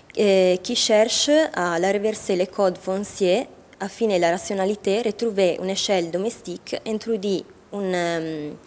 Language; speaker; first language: French; non-native, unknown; Italian